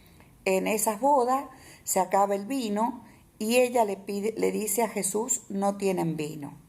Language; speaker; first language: Spanish; native; Spanish